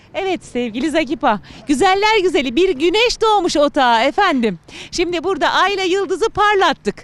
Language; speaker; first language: Turkish; native; Turkish